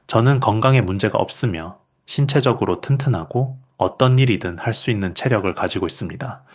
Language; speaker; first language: Korean; non-native, fluent; Urdu